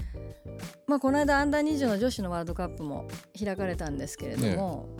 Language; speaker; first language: Japanese; native; Japanese